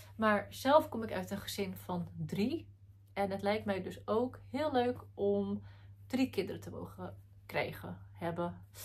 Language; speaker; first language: Dutch; early bilingual, other home language; Arabic